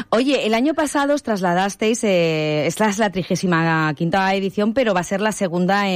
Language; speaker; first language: Spanish; native; Spanish